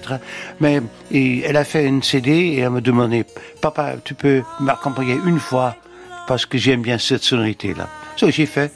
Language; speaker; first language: French; non-native, fluent; Dutch